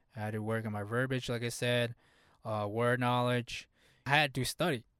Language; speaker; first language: English; early bilingual, other home language; Hmong